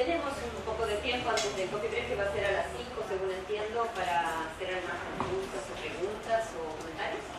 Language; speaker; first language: Spanish; native; Spanish